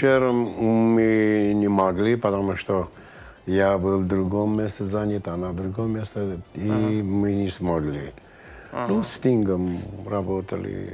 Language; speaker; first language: Russian; non-native, local second language; Armenian